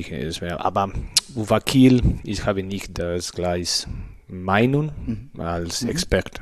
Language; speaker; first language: German; non-native, learner; Spanish